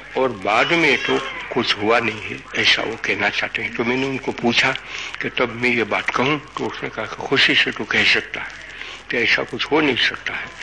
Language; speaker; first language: Hindi; non-native, local second language; Gujarati